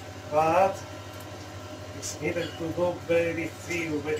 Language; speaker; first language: English; non-native, learner; Spanish